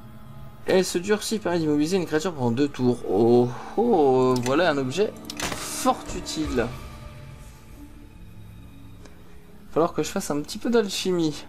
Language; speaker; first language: French; native; French